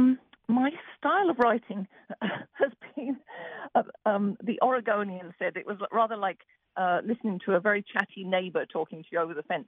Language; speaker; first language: English; native; English